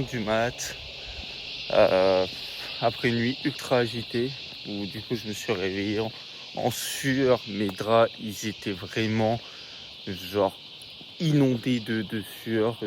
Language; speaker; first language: French; native; French